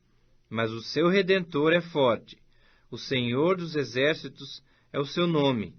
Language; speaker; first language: Portuguese; native; Portuguese